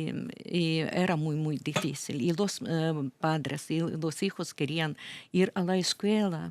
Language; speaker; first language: Spanish; non-native, fluent; Ukrainian